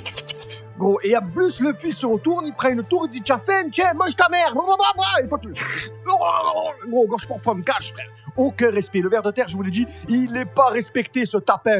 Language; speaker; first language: French; native; French